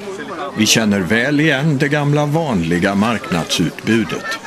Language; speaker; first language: Swedish; native; Swedish